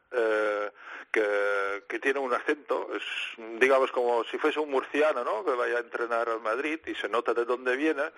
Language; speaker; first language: Spanish; non-native, fluent; Dutch